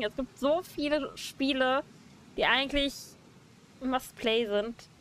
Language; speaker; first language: German; native; German